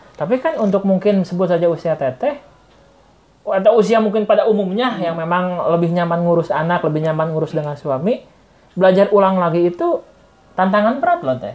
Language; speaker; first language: Indonesian; non-native, local second language; Sundanese